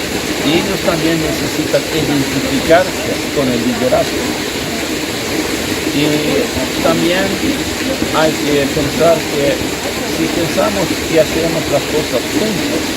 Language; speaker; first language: Spanish; non-native, fluent; Swedish